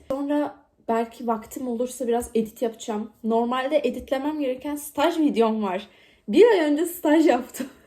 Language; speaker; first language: Turkish; native; Turkish